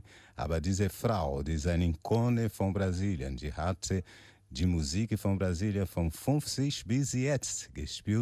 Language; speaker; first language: German; non-native, learner; Portuguese